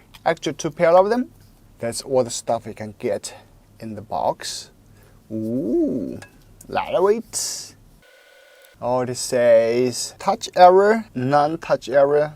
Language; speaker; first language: English; non-native, local second language; Chinese